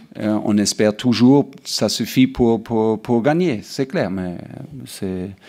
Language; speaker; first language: French; non-native, learner; German